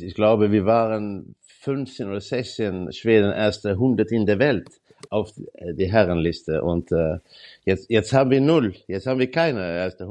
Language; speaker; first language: German; non-native, learner; Swedish